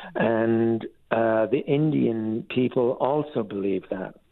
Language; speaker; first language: English; native; English